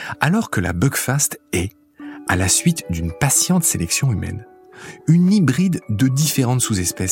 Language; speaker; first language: French; native; French